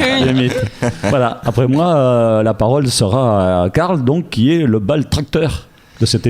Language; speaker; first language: French; native; French